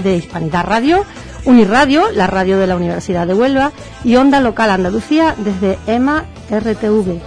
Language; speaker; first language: Spanish; native; Spanish